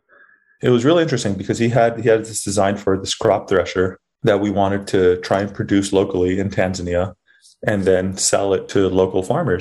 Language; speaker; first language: English; native; English